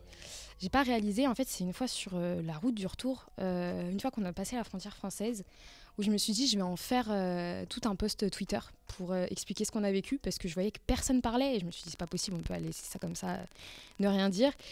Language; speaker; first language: French; native; French